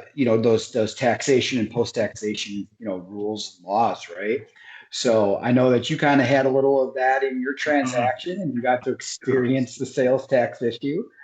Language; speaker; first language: English; native; English